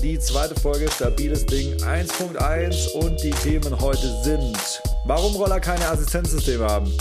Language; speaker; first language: German; native; German